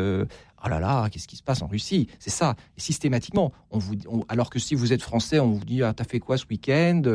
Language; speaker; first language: French; native; French